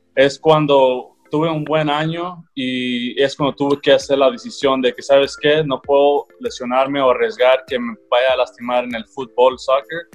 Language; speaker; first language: Spanish; early bilingual, heritage; Spanish